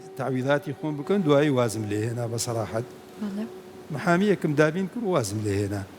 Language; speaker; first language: Central Kurdish; non-native, local second language; Kurdish